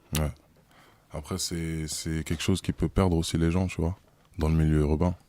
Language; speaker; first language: French; native; French